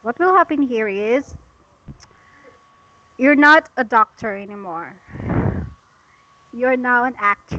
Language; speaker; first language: English; non-native, fluent; Cebuano